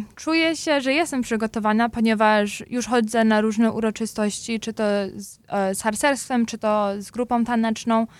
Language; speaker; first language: Polish; early bilingual, heritage; Polish